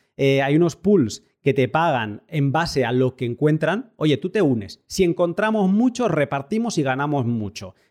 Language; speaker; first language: Spanish; native; Spanish